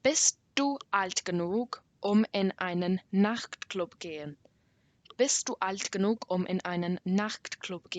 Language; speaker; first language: German; non-native, learner; English